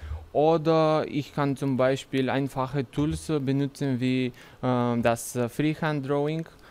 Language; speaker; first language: German; non-native, fluent; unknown